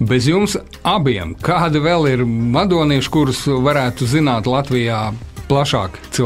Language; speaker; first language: Latvian; native; Latvian